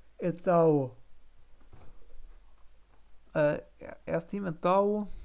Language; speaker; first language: Portuguese; non-native, learner; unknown